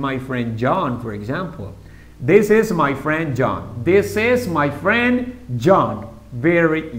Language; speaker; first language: English; non-native, fluent; Spanish